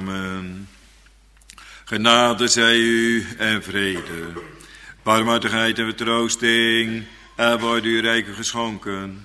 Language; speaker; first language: Dutch; native; Dutch